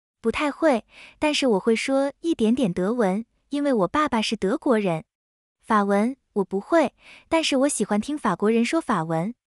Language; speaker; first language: Chinese; non-native, learner; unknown